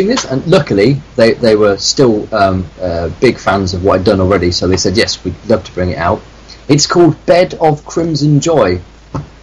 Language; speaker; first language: English; native; English